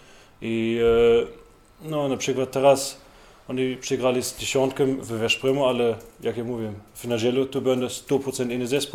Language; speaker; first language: Polish; non-native, learner; German